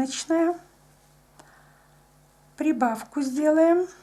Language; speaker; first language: Russian; native; Russian